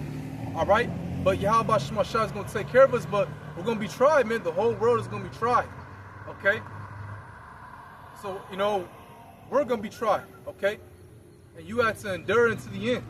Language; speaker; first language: English; native; English